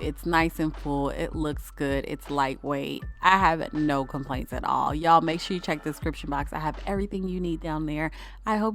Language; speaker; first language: English; native; English